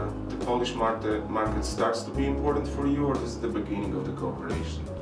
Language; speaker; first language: English; non-native, fluent; Polish